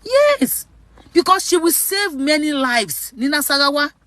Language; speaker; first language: English; non-native, local second language; Yoruba